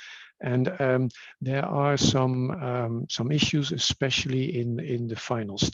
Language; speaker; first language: English; non-native, fluent; Dutch